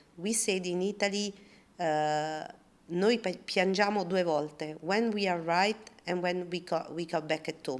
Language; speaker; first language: English; non-native, learner; Italian